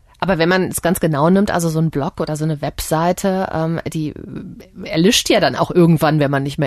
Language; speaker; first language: German; native; German